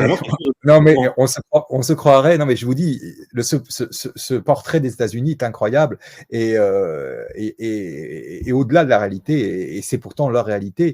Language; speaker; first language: French; native; French